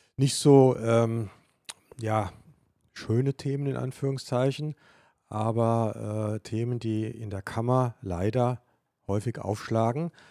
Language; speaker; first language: German; native; German